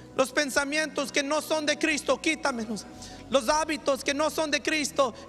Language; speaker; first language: Spanish; early bilingual, heritage; Spanish